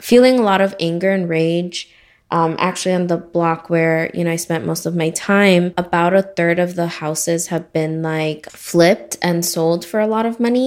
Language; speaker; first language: English; early bilingual, other home language; Spanish